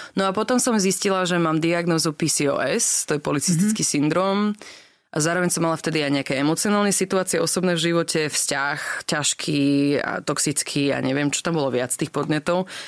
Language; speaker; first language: Slovak; early bilingual, other home language; English